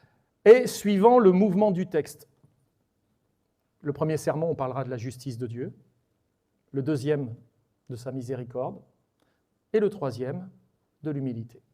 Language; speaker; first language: French; native; French